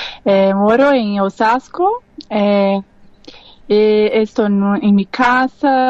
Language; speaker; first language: Spanish; non-native, learner; Portuguese